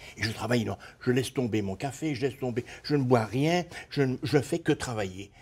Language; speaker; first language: French; native; French